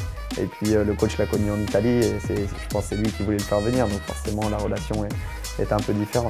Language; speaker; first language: French; native; French